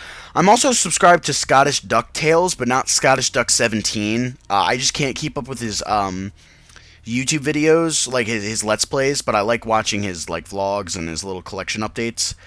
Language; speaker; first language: English; native; English